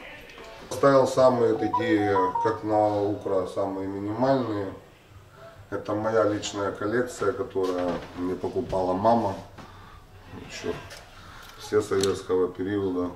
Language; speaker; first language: Russian; native; Russian